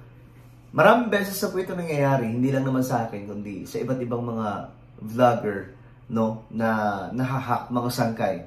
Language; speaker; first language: Filipino; native; Filipino